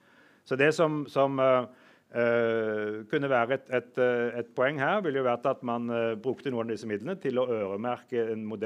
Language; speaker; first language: Norwegian; native; Norwegian